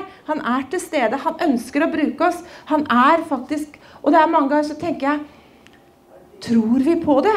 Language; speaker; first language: Norwegian; native; Norwegian